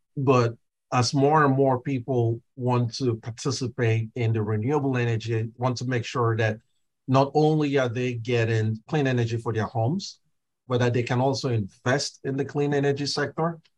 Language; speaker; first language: English; non-native, local second language; Igbo